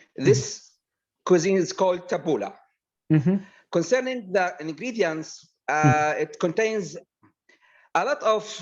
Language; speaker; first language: English; non-native, learner; Arabic